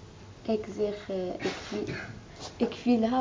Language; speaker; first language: Dutch; non-native, learner; Arabic